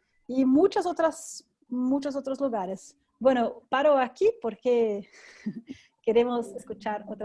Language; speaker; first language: Spanish; non-native, fluent; Portuguese